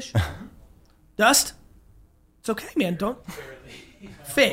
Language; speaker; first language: English; native; English